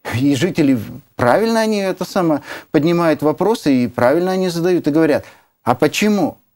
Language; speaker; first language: Russian; native; Russian